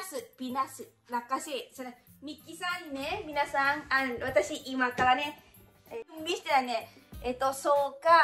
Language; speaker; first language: Japanese; non-native, learner; Lao